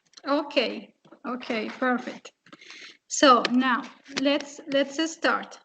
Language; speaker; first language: English; non-native, fluent; Spanish